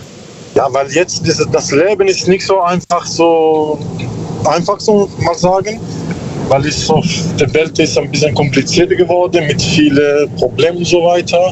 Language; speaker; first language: German; non-native, learner; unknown